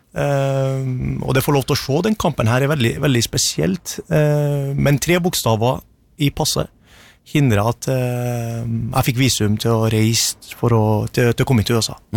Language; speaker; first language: Norwegian; early bilingual, other home language; Arabic